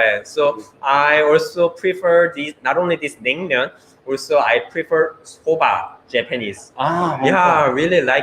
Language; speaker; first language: English; non-native, learner; Korean